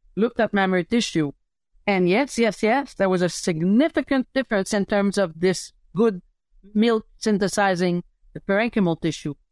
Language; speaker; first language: English; native; English